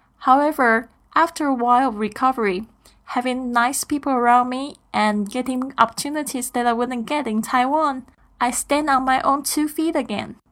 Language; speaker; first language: English; non-native, fluent; Chinese